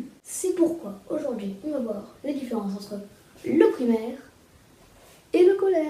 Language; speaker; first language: French; native; French